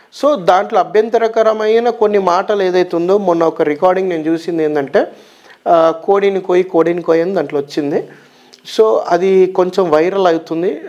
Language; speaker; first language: Telugu; native; Telugu